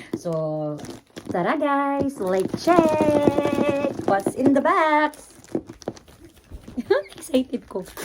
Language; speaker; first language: English; non-native, local second language; Filipino